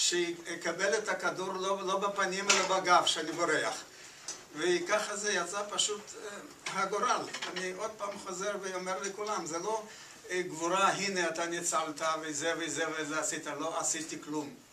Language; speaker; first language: Hebrew; non-native, fluent; Yiddish